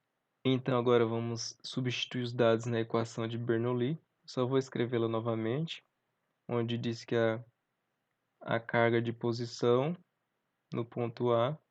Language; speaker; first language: Portuguese; native; Portuguese